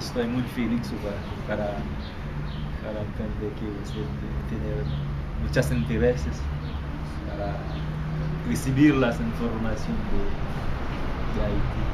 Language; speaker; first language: Spanish; non-native, learner; Haitian Creole